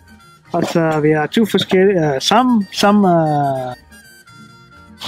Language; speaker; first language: Danish; non-native, learner; Swahili